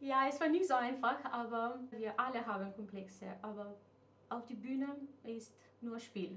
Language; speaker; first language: German; non-native, fluent; Macedonian